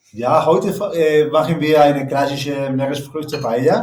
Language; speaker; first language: German; non-native, learner; Spanish